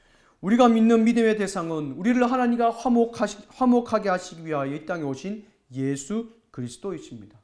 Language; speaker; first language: Korean; native; Korean